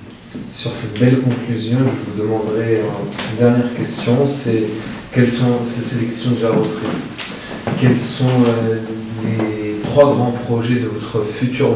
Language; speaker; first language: French; native; French